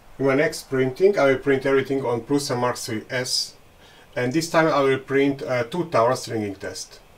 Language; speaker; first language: English; non-native, fluent; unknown